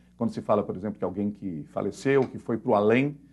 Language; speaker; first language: Portuguese; native; Portuguese